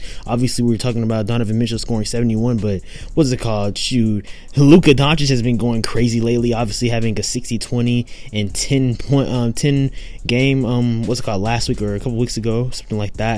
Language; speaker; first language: English; native; English